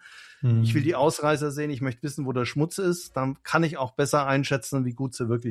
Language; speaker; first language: German; native; German